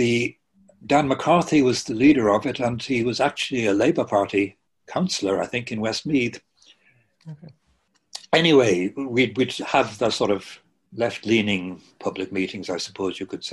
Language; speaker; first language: English; native; English